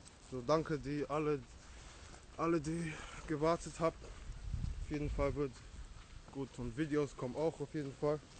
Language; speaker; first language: German; non-native, learner; English